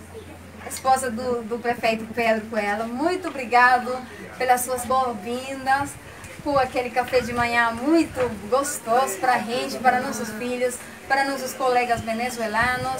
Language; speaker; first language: Portuguese; non-native, learner; Spanish